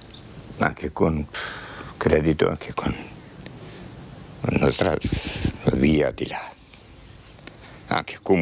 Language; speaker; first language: Italian; non-native, learner; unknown